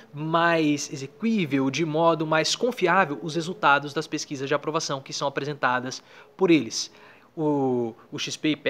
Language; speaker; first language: Portuguese; native; Portuguese